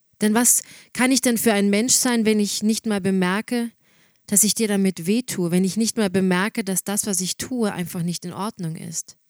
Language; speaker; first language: German; native; German